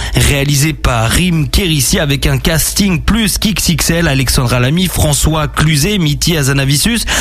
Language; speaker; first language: French; native; French